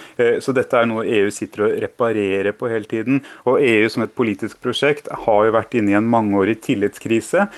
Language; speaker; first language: Norwegian; native; Norwegian